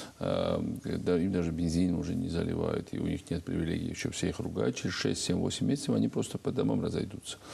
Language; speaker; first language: Russian; non-native, local second language; Georgian